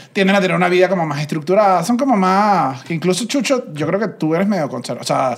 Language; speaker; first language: Spanish; native; Spanish